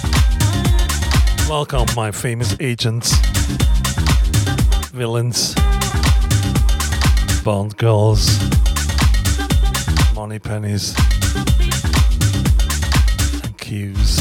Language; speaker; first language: English; non-native, fluent; German